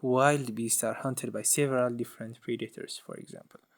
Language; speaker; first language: English; non-native, local second language; Amharic